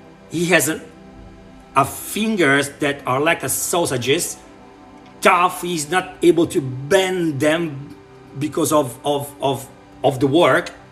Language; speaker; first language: English; non-native, learner; Italian